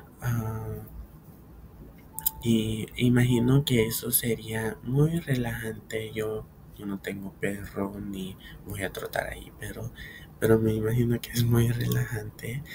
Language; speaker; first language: Spanish; early bilingual, heritage; Spanish